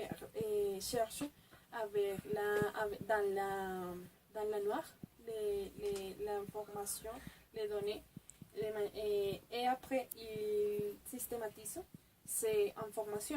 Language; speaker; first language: French; non-native, fluent; Spanish